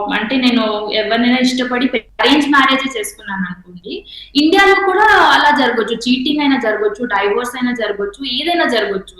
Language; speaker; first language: Telugu; non-native, local second language; Hindi